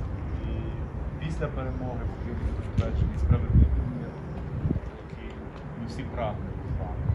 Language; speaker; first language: Ukrainian; native; Ukrainian